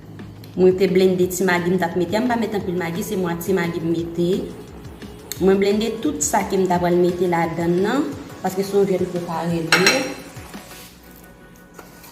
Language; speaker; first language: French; non-native, learner; Haitian Creole